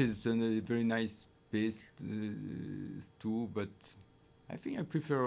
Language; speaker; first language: English; non-native, learner; French